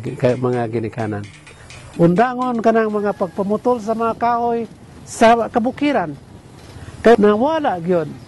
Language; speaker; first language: Cebuano; non-native, local second language; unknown